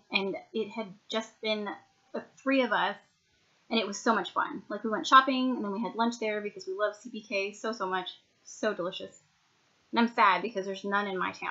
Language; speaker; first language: English; native; English